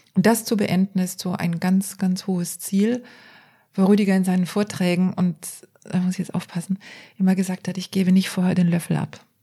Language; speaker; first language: German; native; German